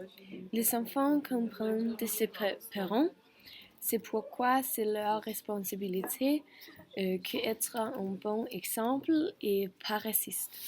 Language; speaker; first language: French; non-native, learner; Danish